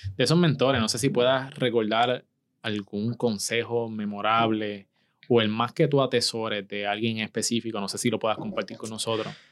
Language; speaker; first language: Spanish; native; Spanish